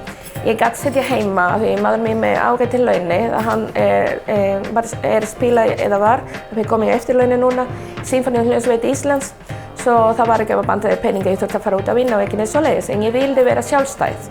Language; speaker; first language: Icelandic; non-native, learner; Spanish